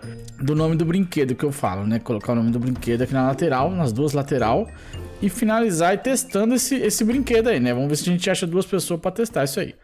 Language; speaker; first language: Portuguese; native; Portuguese